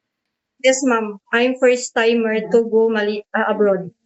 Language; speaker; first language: English; non-native, learner; Cebuano